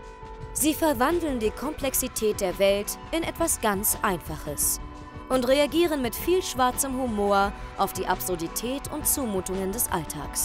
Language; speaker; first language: German; native; German